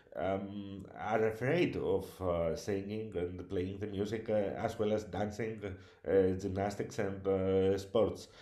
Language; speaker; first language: English; non-native, learner; Greek